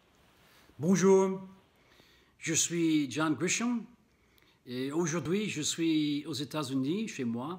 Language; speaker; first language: French; non-native, fluent; English